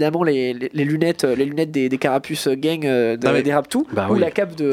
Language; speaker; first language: French; native; French